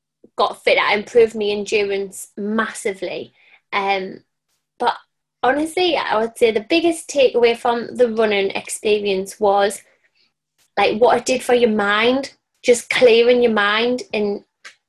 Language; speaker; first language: English; native; English